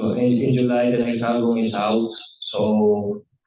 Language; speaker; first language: English; non-native, learner; Spanish